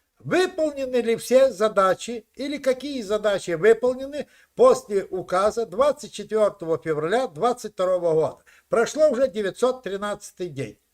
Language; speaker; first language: Russian; non-native, local second language; Ukrainian